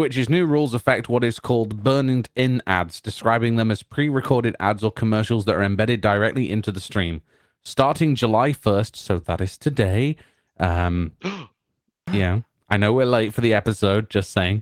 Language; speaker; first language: English; native; English